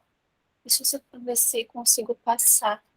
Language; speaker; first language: Portuguese; native; Portuguese